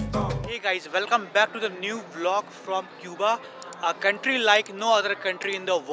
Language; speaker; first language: English; non-native, local second language; Hindi